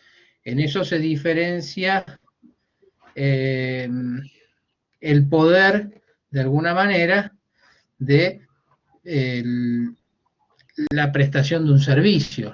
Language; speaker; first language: Spanish; native; Spanish